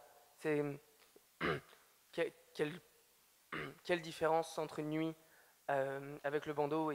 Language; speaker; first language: French; native; French